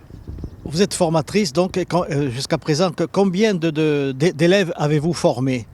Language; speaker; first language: French; native; French